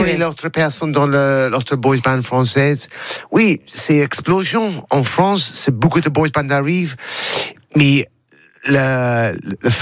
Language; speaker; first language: French; non-native, learner; English